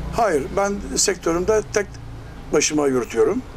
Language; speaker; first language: Turkish; native; Turkish